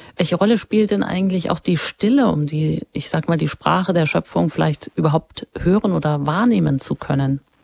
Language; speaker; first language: German; native; German